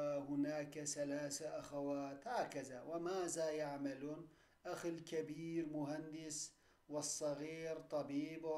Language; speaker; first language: Arabic; non-native, fluent; Turkish